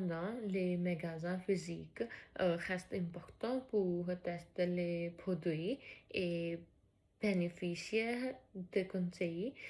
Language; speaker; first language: French; non-native, learner; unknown